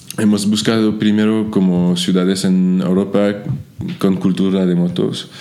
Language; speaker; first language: Spanish; non-native, fluent; French